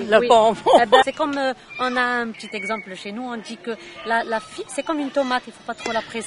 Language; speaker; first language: French; non-native, local second language; Arabic